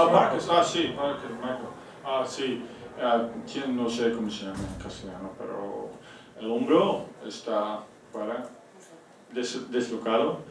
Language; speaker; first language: Spanish; non-native, fluent; Dutch